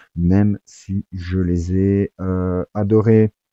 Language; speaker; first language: French; native; French